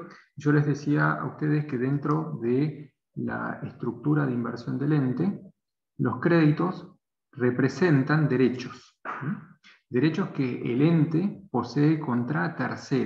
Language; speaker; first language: Spanish; native; Spanish